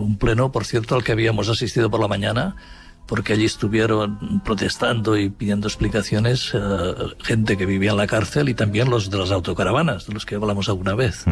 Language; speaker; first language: Spanish; native; Spanish